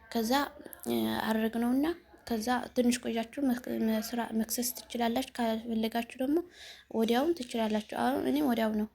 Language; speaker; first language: Amharic; non-native, local second language; Tigrinya